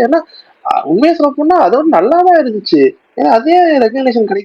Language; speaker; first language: Tamil; native; Tamil